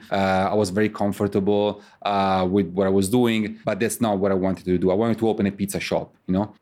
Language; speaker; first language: English; non-native, fluent; Italian